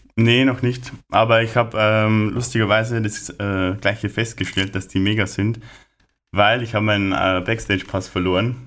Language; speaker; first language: German; native; German